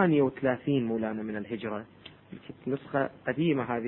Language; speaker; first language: Arabic; native; Arabic